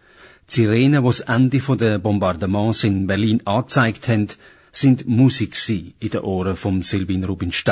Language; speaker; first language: German; native; German